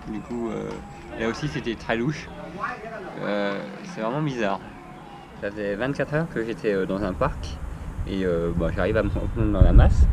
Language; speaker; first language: French; native; French